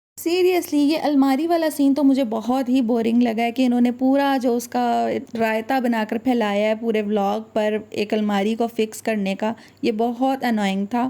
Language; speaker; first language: Urdu; native; Urdu